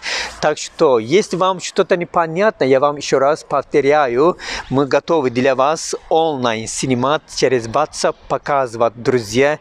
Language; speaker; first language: Russian; non-native, learner; Turkish